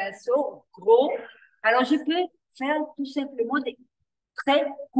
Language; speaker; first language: French; non-native, learner; Spanish